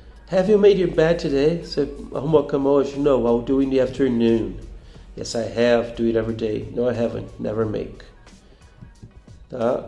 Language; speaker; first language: English; non-native, fluent; Portuguese